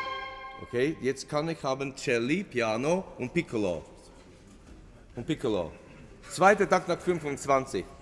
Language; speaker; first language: German; non-native, fluent; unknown